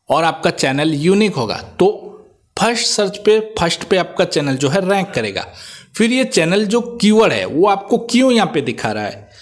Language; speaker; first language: Hindi; non-native, local second language; Odia